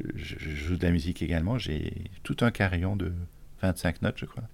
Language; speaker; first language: French; native; French